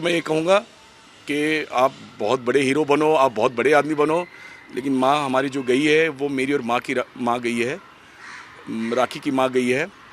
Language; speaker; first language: Hindi; native; Hindi